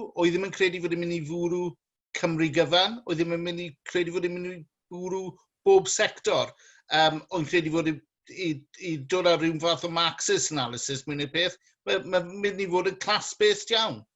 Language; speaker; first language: Welsh; native; Welsh